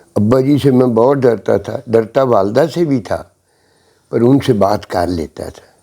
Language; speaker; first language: Urdu; non-native, local second language; Punjabi